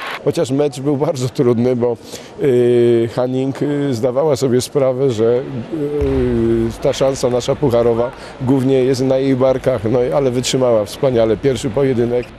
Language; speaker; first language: Polish; native; Polish